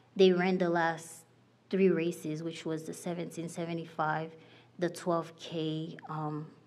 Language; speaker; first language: English; non-native, fluent; Haitian Creole